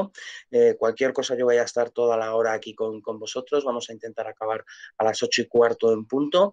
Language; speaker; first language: Spanish; native; Spanish